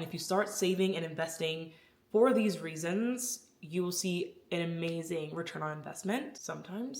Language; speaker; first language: English; native; English